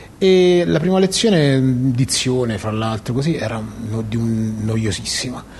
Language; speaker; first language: Italian; native; Italian